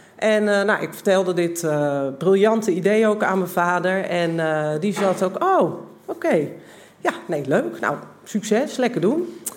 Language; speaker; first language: Dutch; native; Dutch